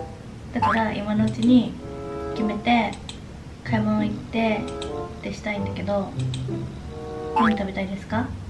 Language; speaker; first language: Vietnamese; non-native, learner; Japanese